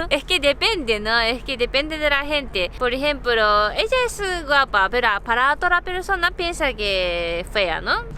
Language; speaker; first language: Spanish; non-native, fluent; Japanese